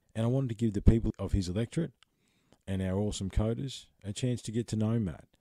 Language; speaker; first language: English; native; English